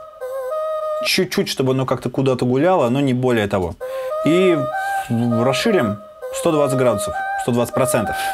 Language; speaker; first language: Russian; native; Russian